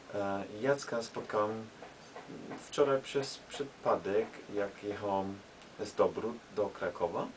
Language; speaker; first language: Polish; non-native, learner; German